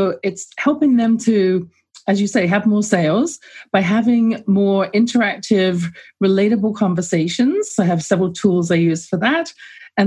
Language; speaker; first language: English; native; English